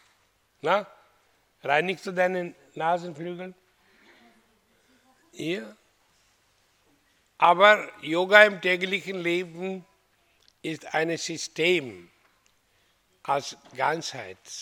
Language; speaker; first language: German; non-native, fluent; Hindi